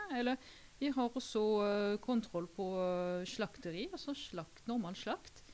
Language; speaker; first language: Norwegian; non-native, fluent; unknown